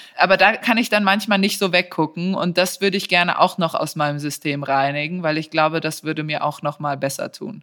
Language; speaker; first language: German; early bilingual, other home language; Serbian